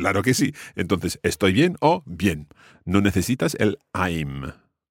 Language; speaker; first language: Spanish; non-native, fluent; English